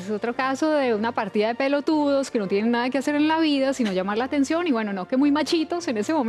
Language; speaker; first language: Spanish; native; Spanish